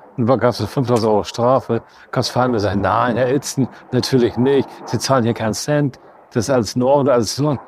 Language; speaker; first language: German; native; German